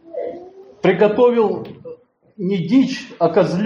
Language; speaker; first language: Polish; non-native, learner; Russian